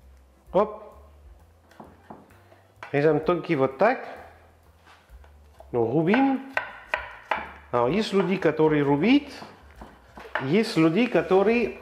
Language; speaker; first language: Russian; non-native, learner; French